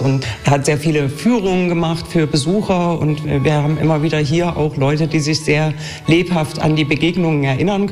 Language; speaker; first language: German; native; German